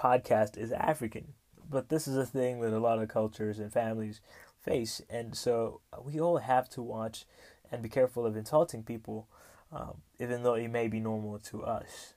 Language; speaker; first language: English; non-native, local second language; Kinyarwanda